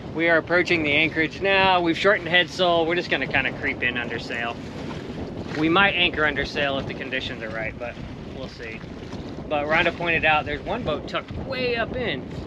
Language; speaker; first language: English; native; English